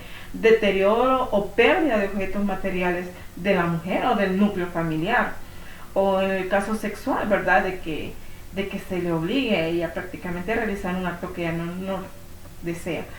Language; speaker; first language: Spanish; native; Spanish